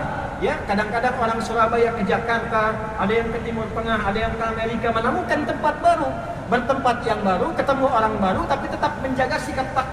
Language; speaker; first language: Indonesian; native; Indonesian